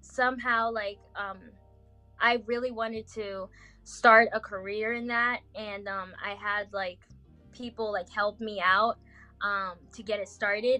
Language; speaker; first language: English; non-native, fluent; Portuguese